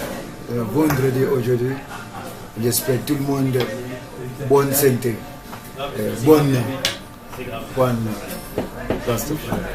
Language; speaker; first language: French; non-native, learner; English